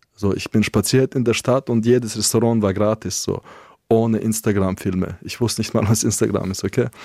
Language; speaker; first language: German; non-native, fluent; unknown